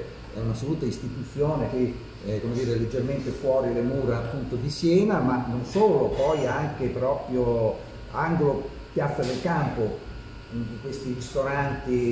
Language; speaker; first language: Italian; native; Italian